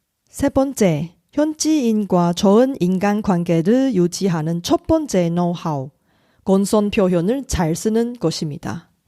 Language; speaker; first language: Korean; non-native, fluent; Chinese